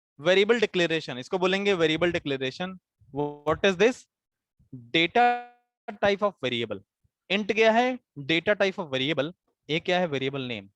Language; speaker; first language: Hindi; native; Hindi